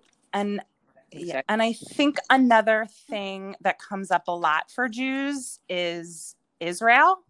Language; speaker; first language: English; native; English